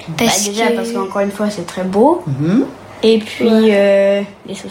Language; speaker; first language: French; early bilingual, heritage; French